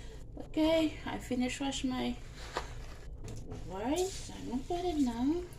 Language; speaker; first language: English; non-native, learner; Haitian Creole